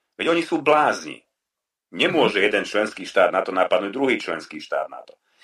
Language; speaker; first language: Slovak; non-native, local second language; Hungarian